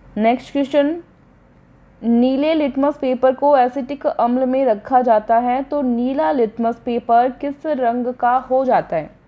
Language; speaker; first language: Hindi; native; Hindi